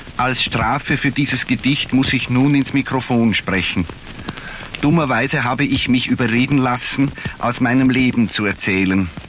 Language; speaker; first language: German; native; German